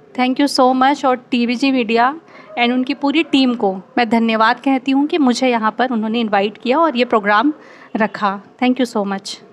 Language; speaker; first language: Hindi; native; Hindi